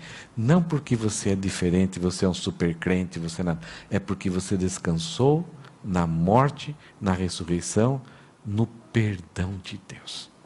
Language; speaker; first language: Portuguese; native; Portuguese